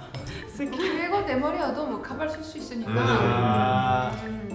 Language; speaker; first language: Korean; non-native, fluent; French